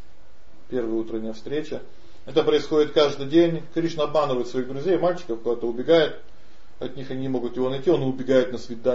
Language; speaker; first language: Russian; native; Russian